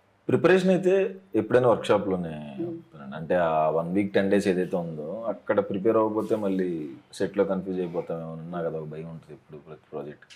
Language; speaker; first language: Telugu; native; Telugu